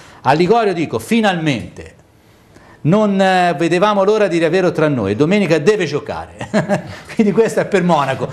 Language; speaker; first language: Italian; native; Italian